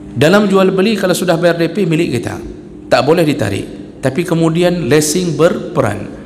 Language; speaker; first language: Malay; non-native, local second language; Achinese